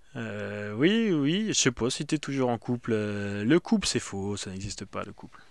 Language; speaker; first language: French; native; French